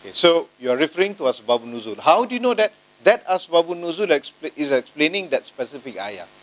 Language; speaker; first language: English; non-native, local second language; Malay